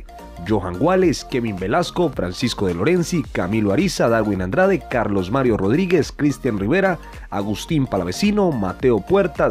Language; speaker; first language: Spanish; native; Spanish